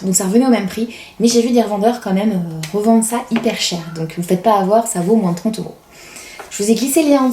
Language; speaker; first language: French; native; French